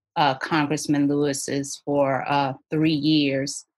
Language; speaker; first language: English; native; English